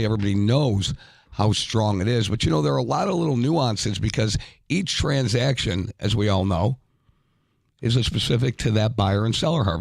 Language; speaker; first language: English; native; English